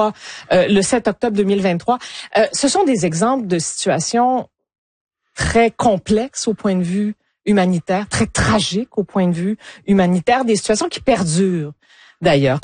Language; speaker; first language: French; native; French